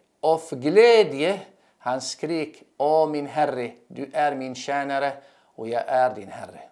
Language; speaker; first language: Swedish; non-native, fluent; Arabic